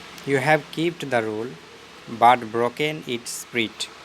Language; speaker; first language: English; non-native, local second language; Bangla